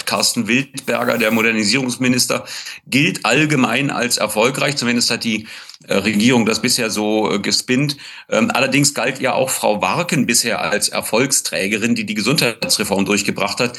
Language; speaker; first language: German; native; German